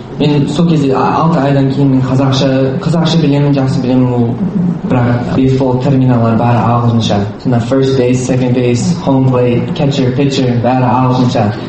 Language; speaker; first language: Kazakh; non-native, learner; English